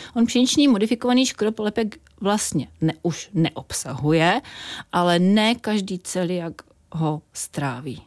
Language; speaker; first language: Czech; native; Czech